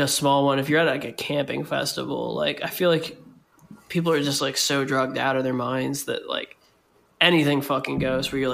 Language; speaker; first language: English; native; English